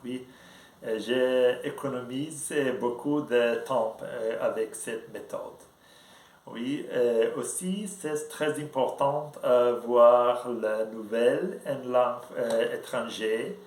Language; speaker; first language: French; non-native, learner; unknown